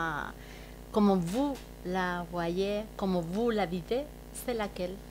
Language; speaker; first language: French; non-native, fluent; Spanish